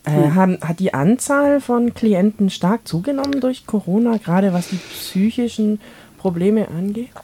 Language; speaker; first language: German; native; German